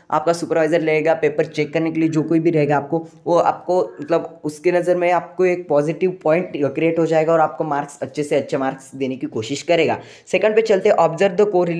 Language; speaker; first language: Hindi; non-native, local second language; Marathi